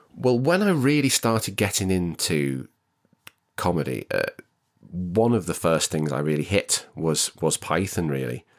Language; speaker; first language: English; native; English